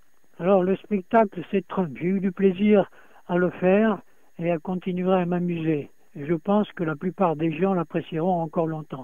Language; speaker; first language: French; native; French